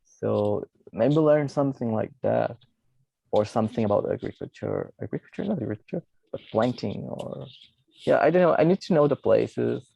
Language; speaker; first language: English; non-native, fluent; Portuguese